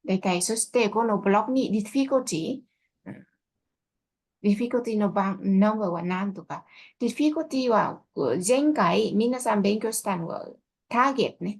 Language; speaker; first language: Japanese; non-native, fluent; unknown